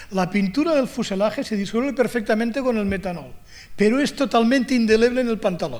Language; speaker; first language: Spanish; non-native, local second language; Catalan